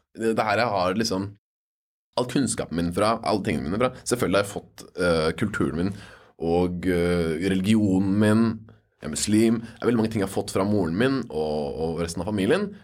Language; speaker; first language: Norwegian; native; Norwegian